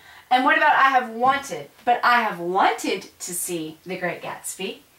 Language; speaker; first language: English; native; English